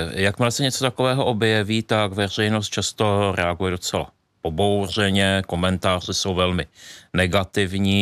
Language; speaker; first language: Czech; native; Czech